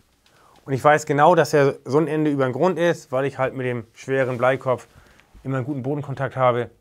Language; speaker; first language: German; native; German